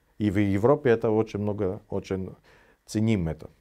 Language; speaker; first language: Russian; non-native, fluent; Greek